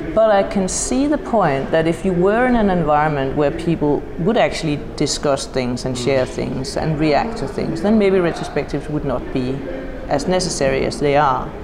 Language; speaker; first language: English; non-native, fluent; Danish